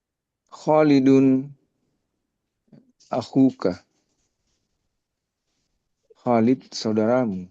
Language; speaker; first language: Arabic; non-native, learner; Indonesian